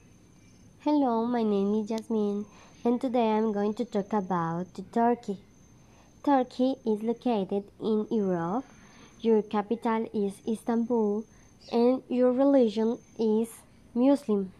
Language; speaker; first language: English; non-native, learner; Spanish